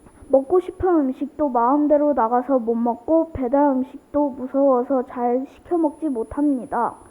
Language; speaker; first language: Korean; early bilingual, other home language; Chinese